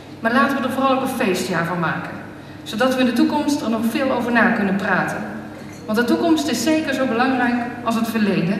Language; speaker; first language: Dutch; native; Dutch